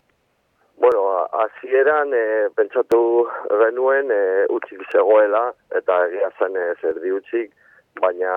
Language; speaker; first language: Basque; non-native, local second language; Spanish